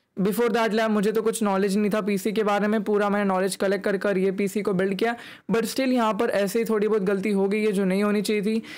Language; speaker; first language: Hindi; native; Hindi